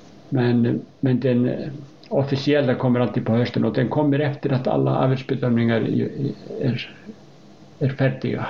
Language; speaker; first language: Swedish; non-native, fluent; Icelandic